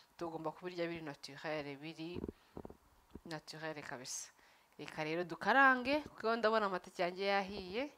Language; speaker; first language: Kinyarwanda; early bilingual, heritage; Kinyarwanda